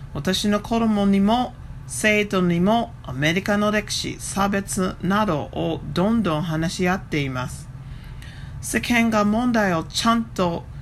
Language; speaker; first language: Japanese; non-native, fluent; English